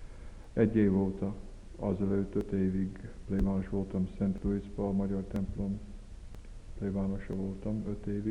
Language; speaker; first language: Hungarian; early bilingual, heritage; Hungarian